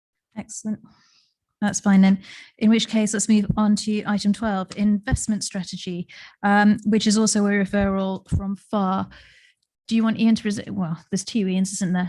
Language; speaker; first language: English; native; English